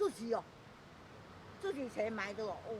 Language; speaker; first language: Chinese; non-native, local second language; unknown